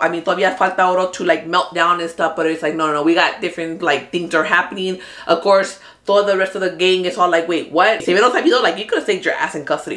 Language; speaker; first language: English; early bilingual, other home language; Spanish